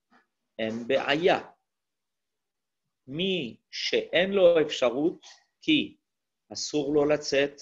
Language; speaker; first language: Hebrew; non-native, fluent; French